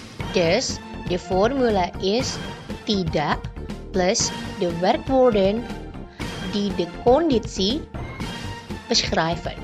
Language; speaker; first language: Dutch; non-native, learner; Indonesian